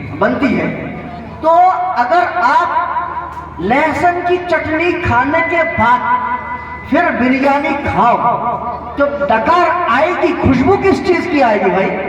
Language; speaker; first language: Urdu; non-native, local second language; Bangla